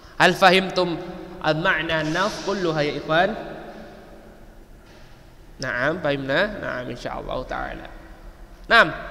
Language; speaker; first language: Arabic; non-native, fluent; Indonesian